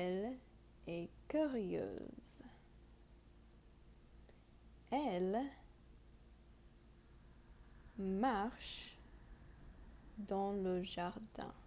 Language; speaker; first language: French; non-native, fluent; English